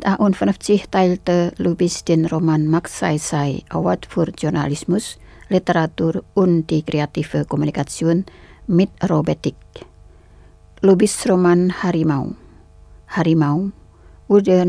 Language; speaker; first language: German; non-native, fluent; Indonesian